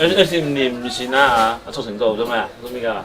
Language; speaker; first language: Chinese; native; Chinese